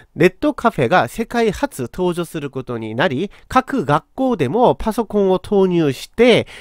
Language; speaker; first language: Japanese; non-native, fluent; Korean